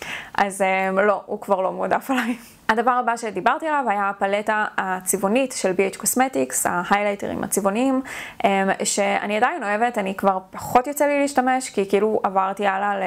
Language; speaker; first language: Hebrew; native; Hebrew